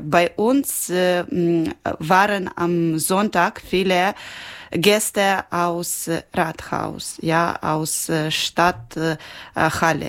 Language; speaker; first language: German; non-native, learner; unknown